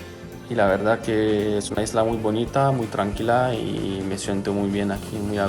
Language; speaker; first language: Spanish; non-native, fluent; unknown